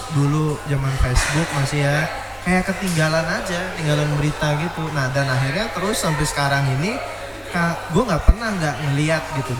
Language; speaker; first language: Indonesian; native; Indonesian